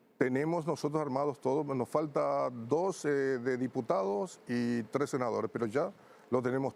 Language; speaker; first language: Spanish; native; Spanish